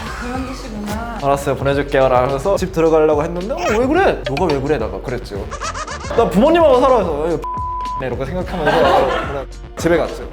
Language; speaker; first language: Korean; non-native, fluent; Japanese